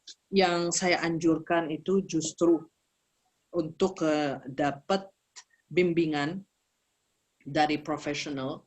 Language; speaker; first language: Indonesian; early bilingual, heritage; Indonesian